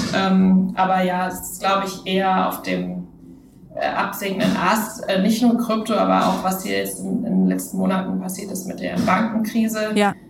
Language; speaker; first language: German; native; German